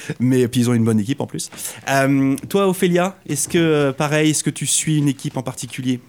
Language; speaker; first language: French; native; French